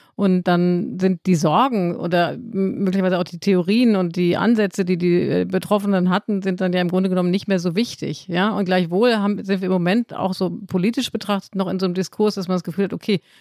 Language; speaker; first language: German; native; German